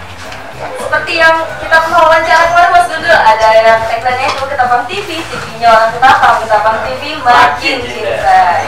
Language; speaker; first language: Indonesian; native; Indonesian